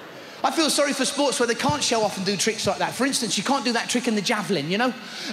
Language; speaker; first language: English; native; English